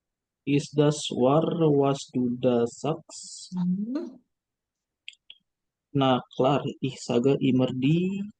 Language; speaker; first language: German; non-native, learner; Indonesian